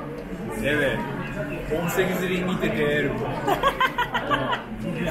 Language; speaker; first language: Turkish; non-native, fluent; Japanese